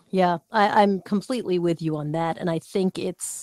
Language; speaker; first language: English; native; English